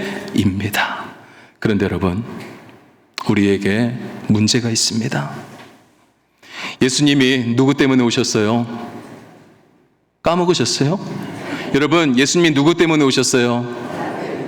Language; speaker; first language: Korean; native; Korean